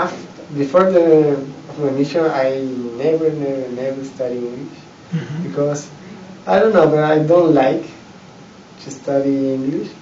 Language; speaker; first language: English; non-native, learner; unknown